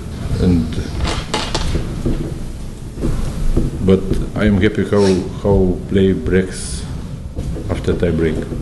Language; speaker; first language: English; non-native, learner; Lithuanian